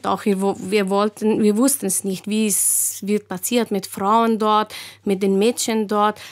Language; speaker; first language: German; non-native, learner; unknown